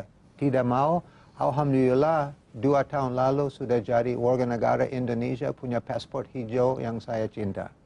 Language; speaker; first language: Indonesian; non-native, fluent; English